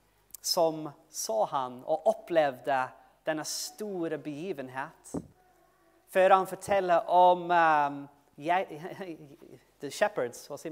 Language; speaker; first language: Norwegian; non-native, fluent; English